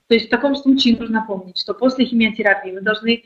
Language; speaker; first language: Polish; non-native, learner; Russian